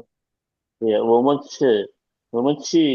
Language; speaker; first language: Chinese; non-native, learner; Indonesian